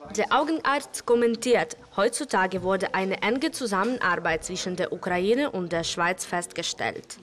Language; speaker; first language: German; non-native, learner; Ukrainian